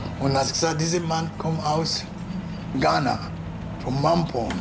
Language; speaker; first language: German; non-native, learner; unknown